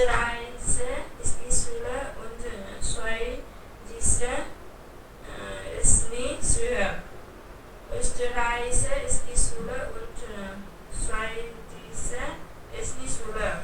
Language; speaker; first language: German; non-native, learner; Hindi